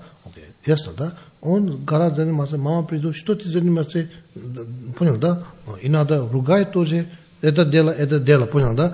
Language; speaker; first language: Russian; non-native, learner; Tibetan